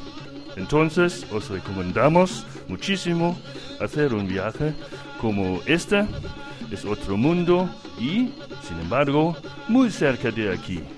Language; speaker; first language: Spanish; non-native, learner; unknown